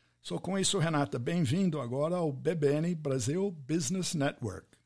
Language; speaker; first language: Portuguese; non-native, fluent; English